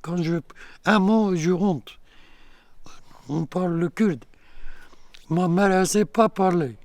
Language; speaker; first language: French; non-native, learner; Kurdish